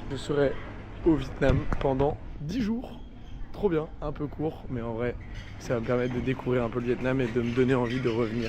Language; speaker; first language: French; native; French